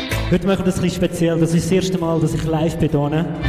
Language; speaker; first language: German; native; German